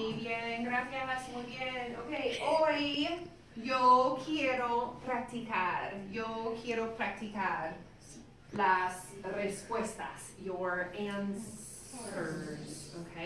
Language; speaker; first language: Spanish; non-native, fluent; English